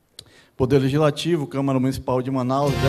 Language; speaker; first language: Portuguese; native; Portuguese